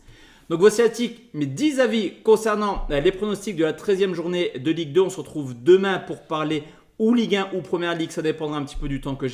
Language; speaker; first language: French; native; French